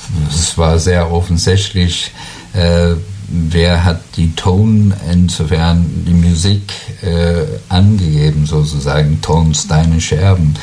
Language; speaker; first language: German; non-native, learner; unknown